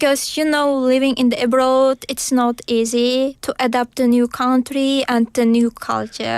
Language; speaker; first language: English; non-native, learner; Uzbek